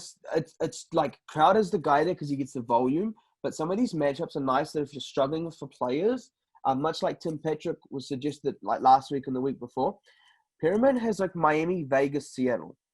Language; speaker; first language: English; native; English